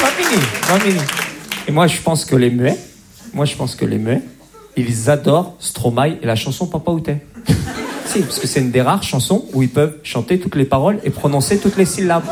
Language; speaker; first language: French; native; French